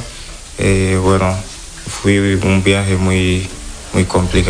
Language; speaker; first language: Spanish; non-native, learner; Wolof